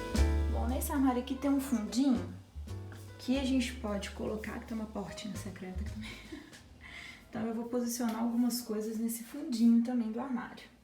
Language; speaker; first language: Portuguese; native; Portuguese